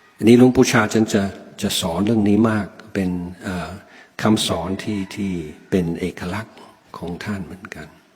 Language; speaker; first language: Thai; non-native, fluent; English